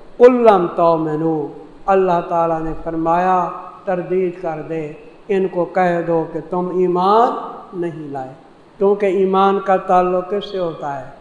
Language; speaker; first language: Urdu; non-native, local second language; Punjabi